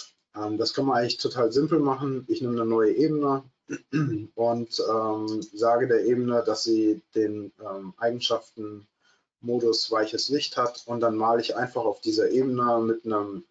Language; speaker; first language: German; native; German